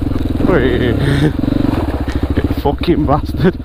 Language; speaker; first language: English; native; English